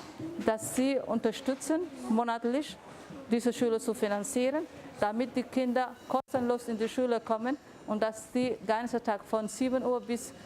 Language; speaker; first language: German; non-native, fluent; Somali